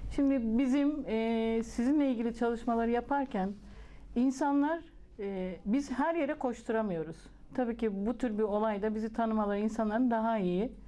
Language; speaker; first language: Turkish; native; Turkish